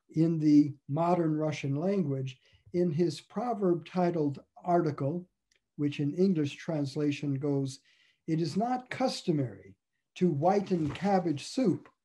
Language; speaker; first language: English; native; English